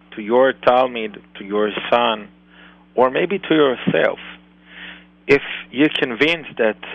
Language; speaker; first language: English; non-native, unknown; Hebrew